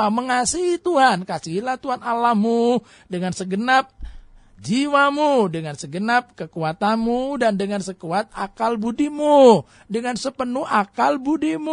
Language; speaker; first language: Indonesian; native; Indonesian